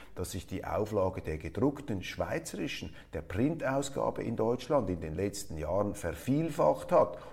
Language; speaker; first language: German; native; German